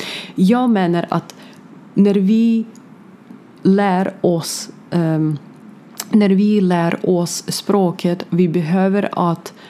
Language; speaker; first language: Swedish; non-native, learner; Ukrainian